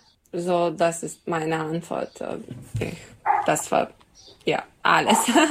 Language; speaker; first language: German; non-native, learner; Serbian